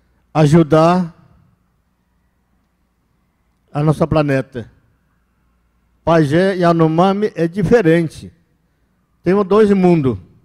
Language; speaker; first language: Portuguese; non-native, local second language; Yanomámi